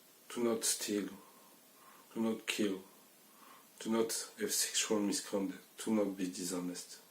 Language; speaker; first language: English; non-native, fluent; French